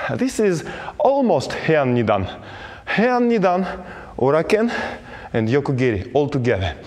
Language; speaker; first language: English; non-native, fluent; Belarusian